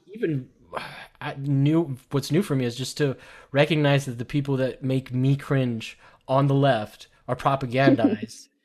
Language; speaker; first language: English; early bilingual, other home language; Spanish